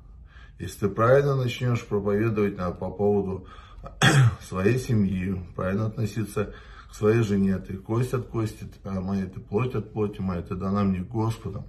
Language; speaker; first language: Russian; native; Russian